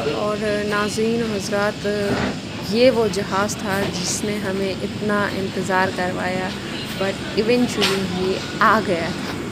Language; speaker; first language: Urdu; native; Urdu